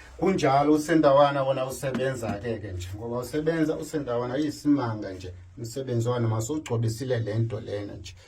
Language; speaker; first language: Zulu; native; Zulu